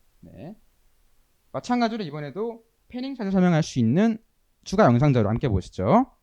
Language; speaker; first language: Korean; native; Korean